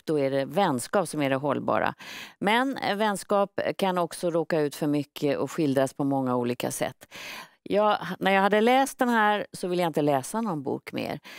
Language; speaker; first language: Swedish; native; Swedish